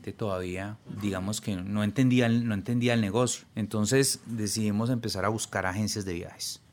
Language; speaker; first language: Spanish; native; Spanish